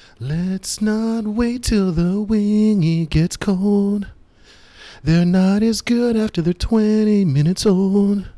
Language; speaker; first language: English; native; English